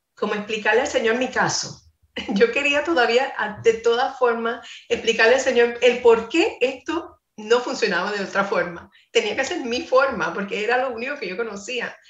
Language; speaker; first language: Spanish; non-native, fluent; English